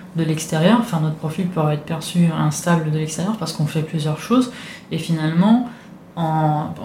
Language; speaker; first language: French; non-native, fluent; Italian